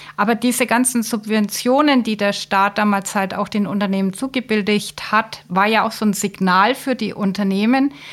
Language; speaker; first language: German; native; German